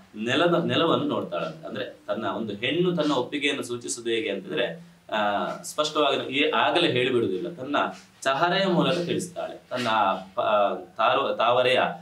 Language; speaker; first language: Kannada; non-native, local second language; Tulu